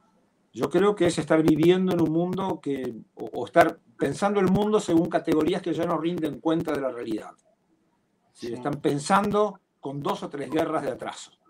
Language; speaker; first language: Spanish; native; Spanish